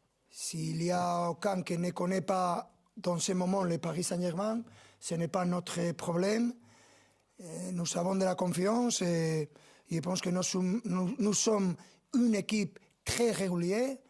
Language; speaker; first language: French; non-native, fluent; Spanish